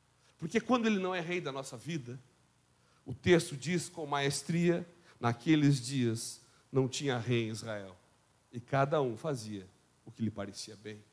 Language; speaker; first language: Portuguese; native; Portuguese